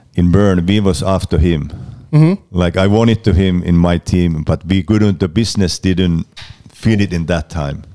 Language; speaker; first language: English; non-native, learner; Finnish